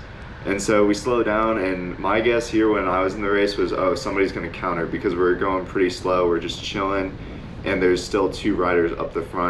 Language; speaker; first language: English; native; English